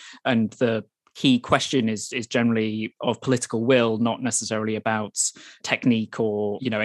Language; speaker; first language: English; native; English